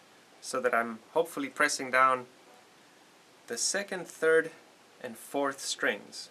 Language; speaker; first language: English; native; English